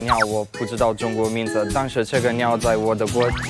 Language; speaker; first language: Chinese; non-native, learner; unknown